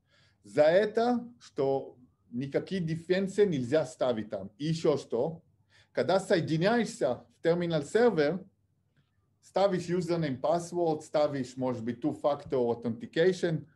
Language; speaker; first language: Russian; early bilingual, heritage; Russian